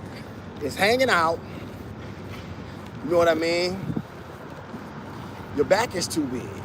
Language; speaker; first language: English; native; English